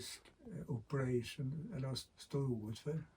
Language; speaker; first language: Swedish; native; Swedish